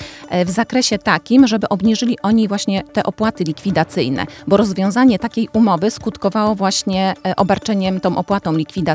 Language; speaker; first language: Polish; native; Polish